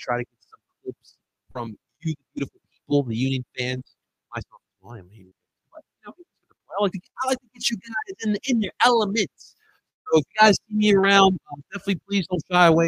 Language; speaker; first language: English; early bilingual, other home language; Spanish